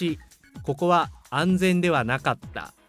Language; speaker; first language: Japanese; non-native, learner; English